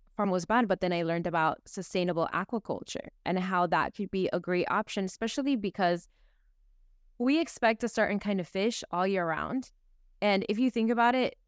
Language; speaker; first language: English; early bilingual, other home language; Spanish